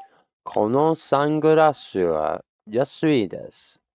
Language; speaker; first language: Japanese; non-native, learner; English